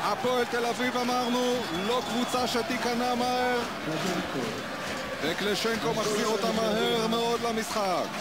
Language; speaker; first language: Hebrew; native; Hebrew